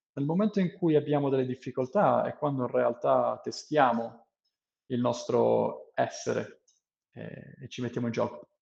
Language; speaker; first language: Italian; native; Italian